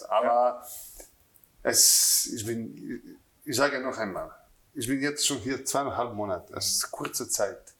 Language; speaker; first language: German; non-native, learner; Croatian